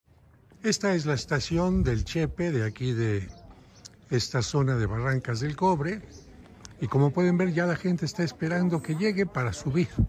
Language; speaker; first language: Spanish; native; Spanish